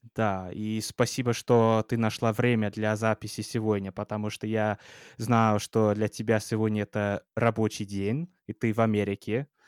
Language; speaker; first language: Russian; non-native, fluent; English